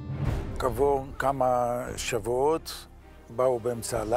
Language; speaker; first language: Hebrew; non-native, fluent; Yiddish